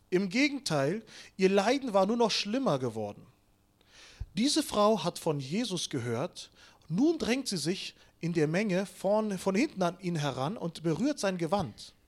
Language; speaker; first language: German; early bilingual, other home language; Russian